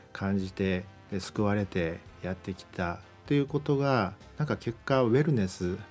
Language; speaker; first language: Japanese; native; Japanese